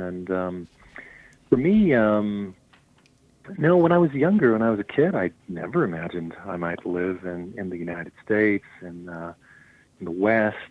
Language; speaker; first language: English; native; English